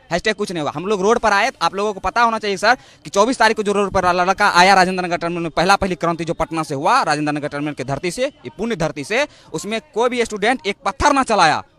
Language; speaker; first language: Hindi; native; Hindi